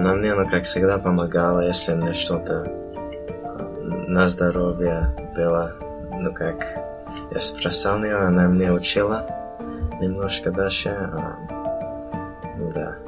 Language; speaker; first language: Russian; early bilingual, heritage; Russian